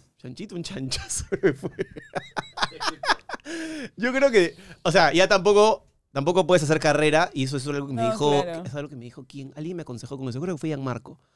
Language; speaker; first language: Spanish; native; Spanish